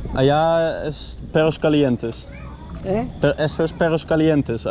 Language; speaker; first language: Spanish; non-native, learner; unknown